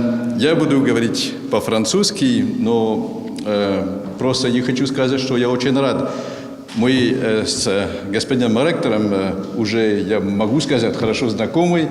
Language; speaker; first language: Russian; non-native, fluent; French